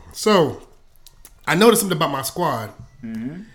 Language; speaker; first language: English; native; English